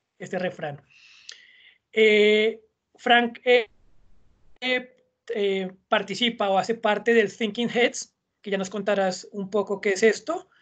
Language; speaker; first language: Spanish; native; Spanish